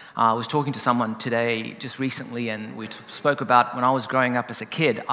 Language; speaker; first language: English; native; English